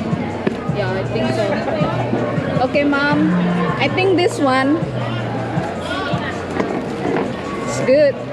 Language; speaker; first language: English; non-native, learner; Indonesian